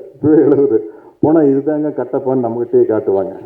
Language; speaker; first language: Tamil; native; Tamil